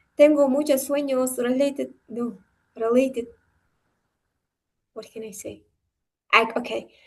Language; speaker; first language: English; non-native, learner; Uzbek